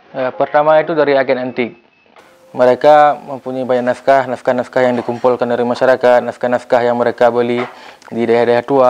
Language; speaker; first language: Indonesian; non-native, local second language; Achinese